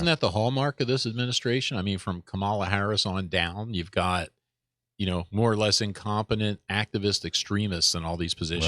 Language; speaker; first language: English; native; English